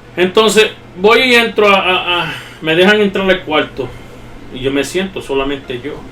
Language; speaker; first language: Spanish; early bilingual, heritage; Spanish